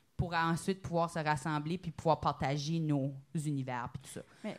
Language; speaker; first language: French; native; French